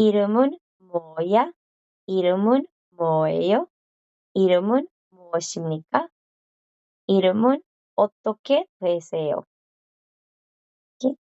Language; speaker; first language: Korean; non-native, fluent; Spanish